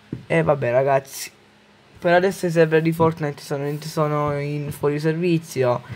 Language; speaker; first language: Italian; native; Italian